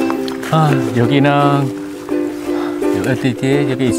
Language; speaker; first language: Korean; non-native, learner; Vietnamese